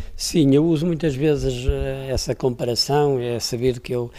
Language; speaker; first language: Portuguese; native; Portuguese